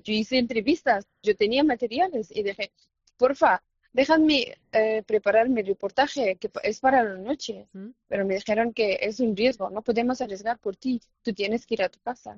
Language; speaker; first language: Spanish; non-native, fluent; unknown